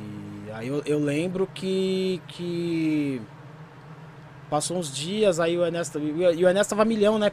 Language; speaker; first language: Portuguese; native; Portuguese